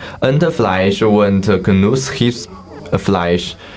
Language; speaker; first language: German; non-native, learner; Chinese